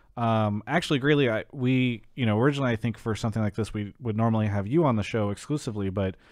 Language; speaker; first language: English; native; English